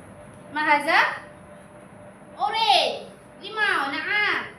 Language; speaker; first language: Arabic; non-native, learner; Malay